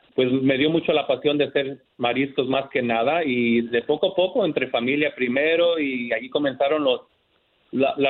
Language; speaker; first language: Spanish; early bilingual, heritage; Spanish